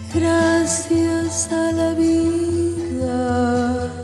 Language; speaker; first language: French; non-native, fluent; Spanish